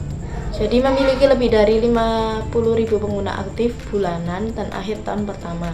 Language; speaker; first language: Indonesian; native; Indonesian